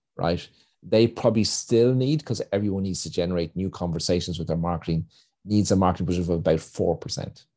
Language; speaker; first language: English; native; English